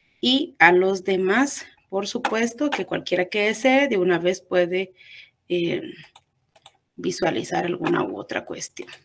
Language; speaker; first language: Spanish; native; Spanish